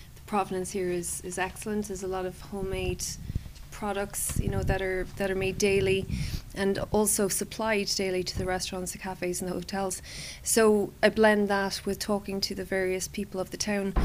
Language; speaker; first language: English; native; English